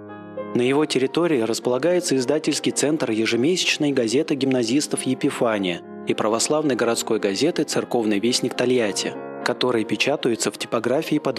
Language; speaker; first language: Russian; native; Russian